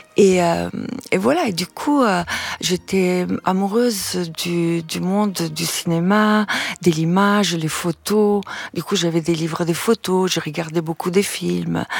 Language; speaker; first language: French; non-native, fluent; Italian